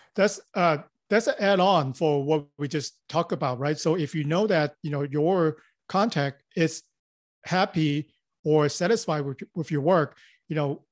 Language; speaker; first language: English; non-native, local second language; Cantonese